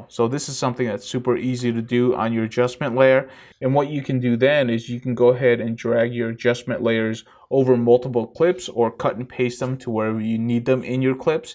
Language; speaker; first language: English; native; English